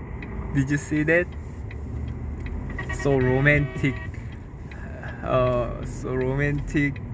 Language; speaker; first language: English; non-native, learner; Korean